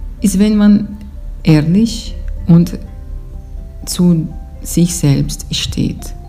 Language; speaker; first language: German; non-native, fluent; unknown